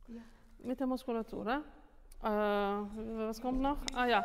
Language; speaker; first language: German; non-native, fluent; Italian